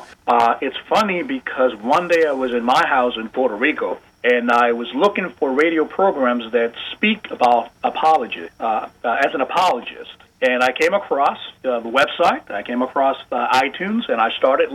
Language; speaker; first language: English; non-native, fluent; Spanish